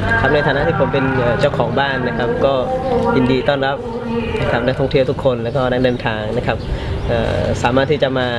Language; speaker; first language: Thai; native; Thai